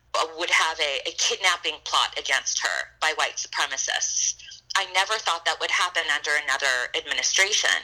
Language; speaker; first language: English; native; English